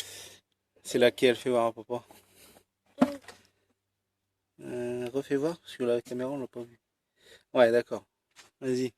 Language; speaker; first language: French; native; French